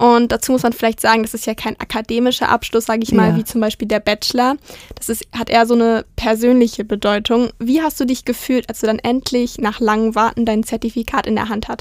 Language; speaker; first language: German; native; German